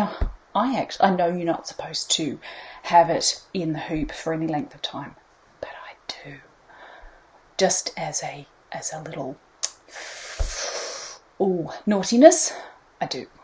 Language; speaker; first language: English; native; English